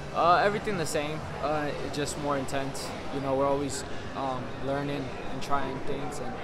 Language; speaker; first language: English; native; English